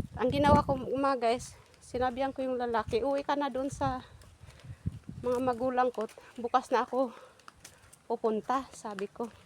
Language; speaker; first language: Filipino; non-native, local second language; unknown